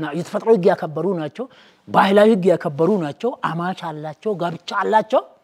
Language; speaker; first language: Amharic; non-native, local second language; Oromo